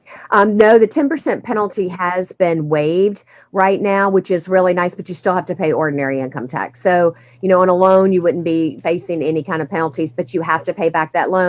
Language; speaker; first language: English; native; English